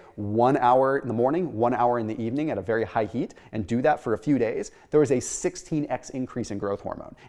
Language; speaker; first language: English; native; English